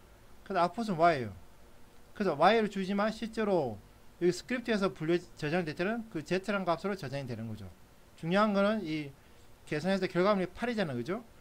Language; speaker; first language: Korean; native; Korean